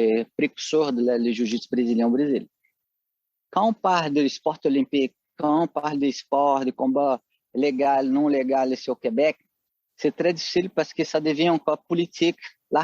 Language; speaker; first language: French; non-native, fluent; Portuguese